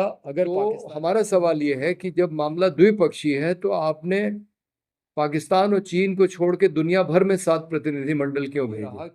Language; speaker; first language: Hindi; native; Hindi